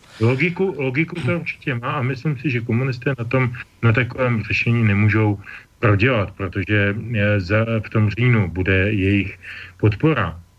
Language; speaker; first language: Czech; native; Czech